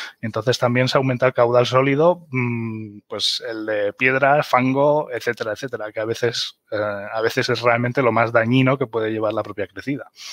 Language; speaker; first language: Spanish; early bilingual, other home language; German